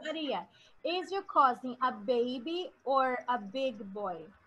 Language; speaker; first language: English; non-native, fluent; Portuguese